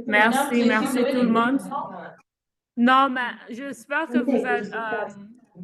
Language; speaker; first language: French; non-native, fluent; English